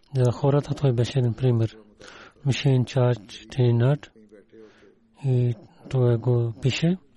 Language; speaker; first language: Bulgarian; non-native, learner; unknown